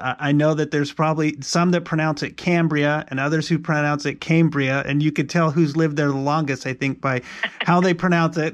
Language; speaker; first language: English; native; English